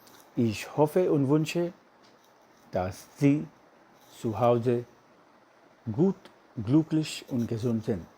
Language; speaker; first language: German; non-native, learner; Hindi